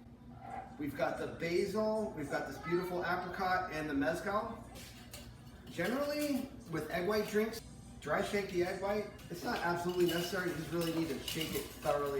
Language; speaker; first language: English; native; English